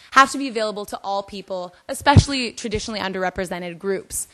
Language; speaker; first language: English; native; English